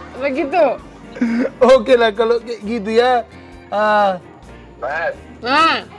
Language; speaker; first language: Indonesian; native; Indonesian